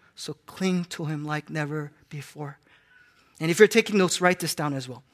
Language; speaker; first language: English; non-native, local second language; Korean